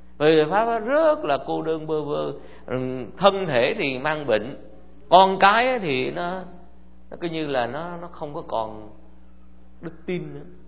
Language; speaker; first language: Vietnamese; early bilingual, heritage; Vietnamese